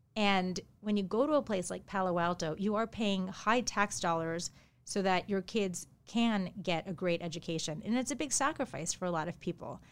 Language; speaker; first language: English; early bilingual, other home language; Japanese